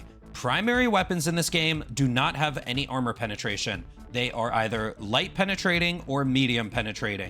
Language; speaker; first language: English; native; English